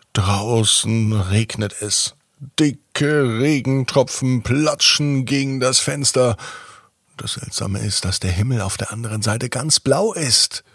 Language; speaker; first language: German; native; German